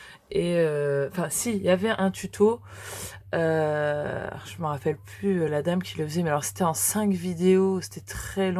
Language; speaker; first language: French; native; French